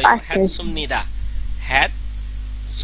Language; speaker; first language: Korean; non-native, fluent; Bangla